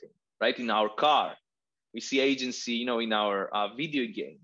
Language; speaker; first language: English; non-native, fluent; Greek